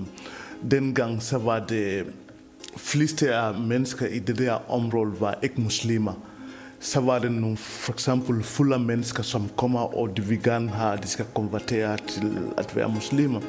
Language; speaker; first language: Danish; non-native, fluent; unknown